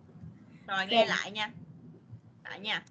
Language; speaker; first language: Vietnamese; native; Vietnamese